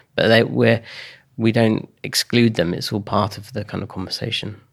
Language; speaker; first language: English; native; English